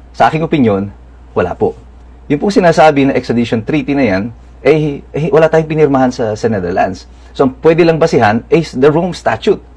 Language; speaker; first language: Filipino; native; Filipino